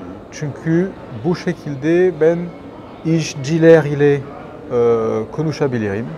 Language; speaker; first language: Turkish; non-native, learner; French